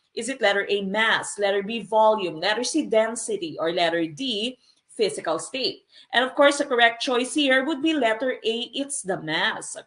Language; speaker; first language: English; non-native, local second language; Filipino